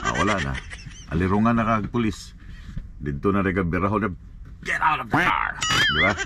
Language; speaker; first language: Filipino; non-native, local second language; Cebuano